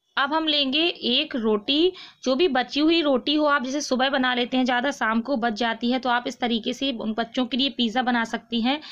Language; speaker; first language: Hindi; native; Hindi